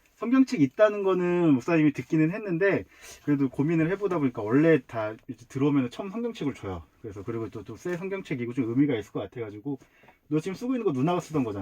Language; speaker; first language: Korean; native; Korean